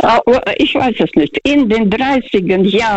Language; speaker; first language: German; non-native, fluent; Russian